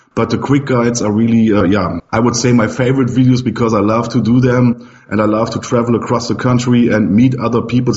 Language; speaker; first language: English; non-native, fluent; German